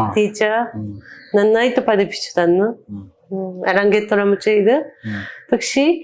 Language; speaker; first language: Malayalam; non-native, learner; Japanese